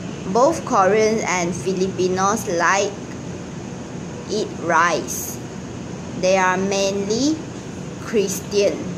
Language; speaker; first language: English; non-native, local second language; Chinese